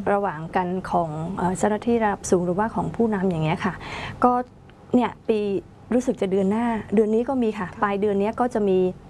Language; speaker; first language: Thai; non-native, fluent; Khmer